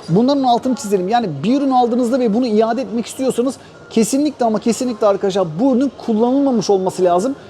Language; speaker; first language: Turkish; native; Turkish